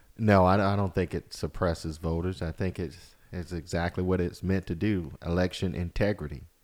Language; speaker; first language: English; native; English